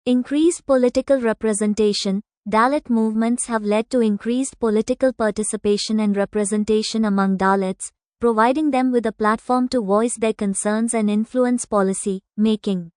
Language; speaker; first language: English; non-native, local second language; Tamil